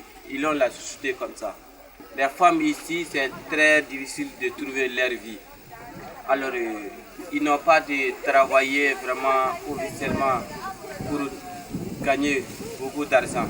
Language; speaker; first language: French; non-native, learner; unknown